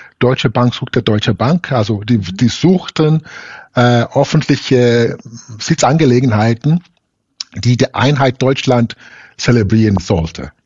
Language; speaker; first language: German; non-native, fluent; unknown